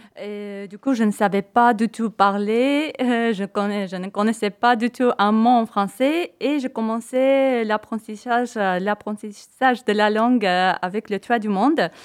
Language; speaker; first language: French; non-native, fluent; Armenian